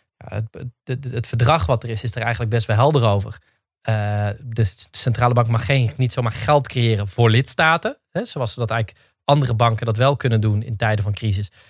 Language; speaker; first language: Dutch; native; Dutch